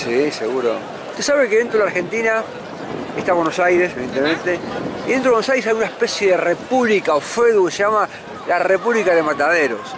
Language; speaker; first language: Spanish; native; Spanish